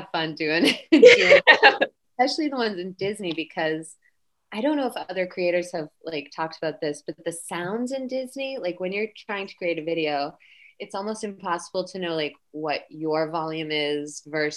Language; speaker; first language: English; native; English